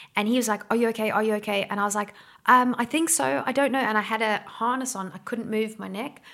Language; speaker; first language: English; native; English